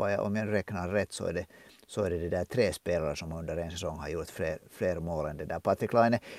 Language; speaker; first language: Swedish; native; Swedish